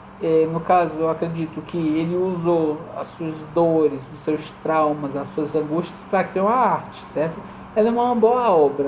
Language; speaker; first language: Portuguese; native; Portuguese